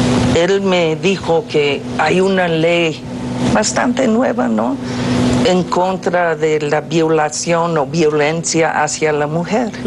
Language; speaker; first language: Spanish; non-native, fluent; English